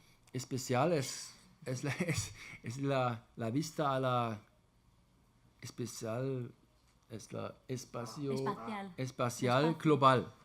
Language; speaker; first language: Spanish; non-native, fluent; German